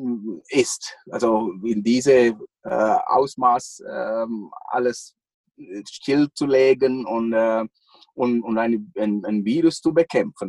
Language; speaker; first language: German; non-native, fluent; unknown